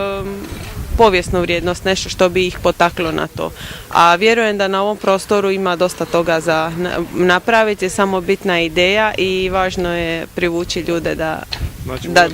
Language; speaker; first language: Croatian; native; Croatian